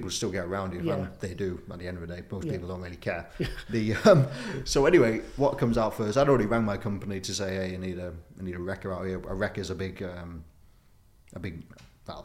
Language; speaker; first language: English; native; English